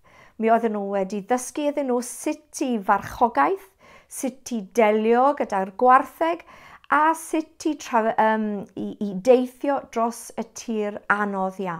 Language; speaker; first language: Welsh; non-native, fluent; English